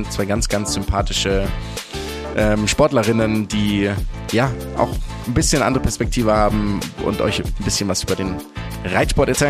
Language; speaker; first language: German; native; German